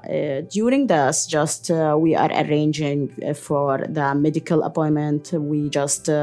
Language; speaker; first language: English; early bilingual, other home language; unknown